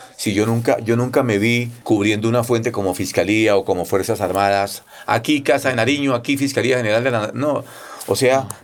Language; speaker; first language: Spanish; native; Spanish